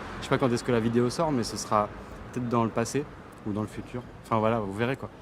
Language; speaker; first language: French; native; French